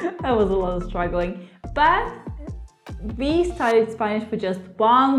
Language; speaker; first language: English; non-native, fluent; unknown